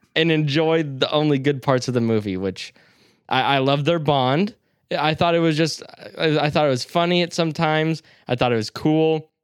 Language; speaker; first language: English; native; English